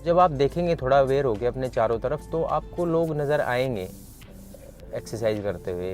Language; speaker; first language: Hindi; native; Hindi